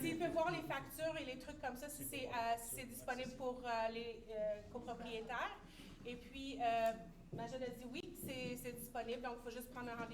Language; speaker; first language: French; native; French